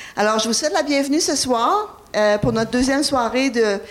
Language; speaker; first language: French; native; French